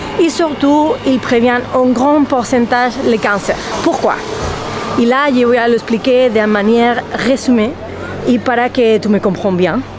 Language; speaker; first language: French; non-native, fluent; Spanish